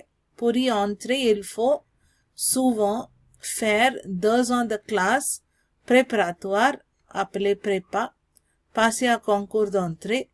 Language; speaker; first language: French; non-native, learner; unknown